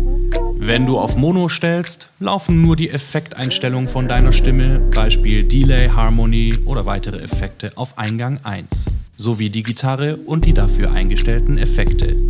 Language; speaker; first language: German; native; German